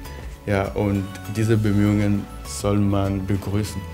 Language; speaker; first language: German; non-native, fluent; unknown